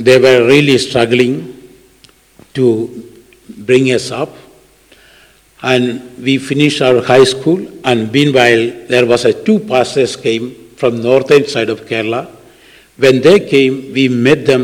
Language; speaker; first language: English; non-native, local second language; Malayalam